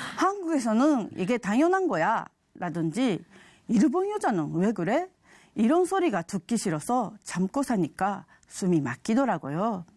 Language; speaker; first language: Korean; non-native, fluent; Japanese